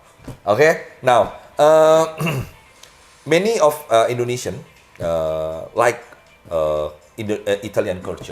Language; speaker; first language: English; non-native, learner; Indonesian